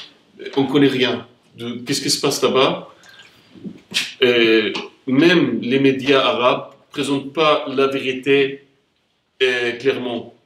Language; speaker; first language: French; non-native, fluent; Arabic